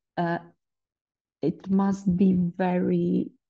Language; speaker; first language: English; non-native, fluent; Polish